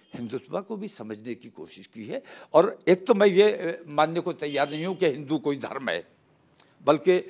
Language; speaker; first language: Hindi; native; Hindi